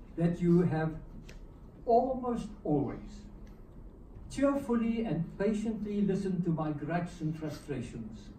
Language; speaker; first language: English; non-native, local second language; Afrikaans